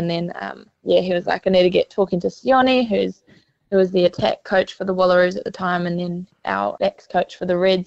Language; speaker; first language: English; native; English